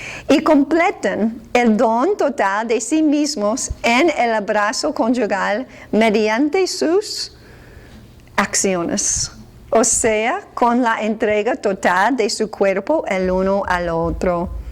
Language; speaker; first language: Spanish; non-native, fluent; English